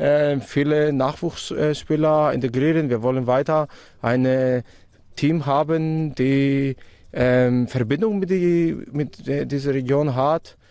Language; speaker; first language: German; non-native, fluent; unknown